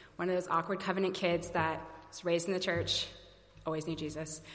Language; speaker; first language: English; native; English